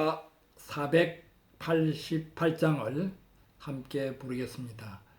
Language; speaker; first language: Korean; native; Korean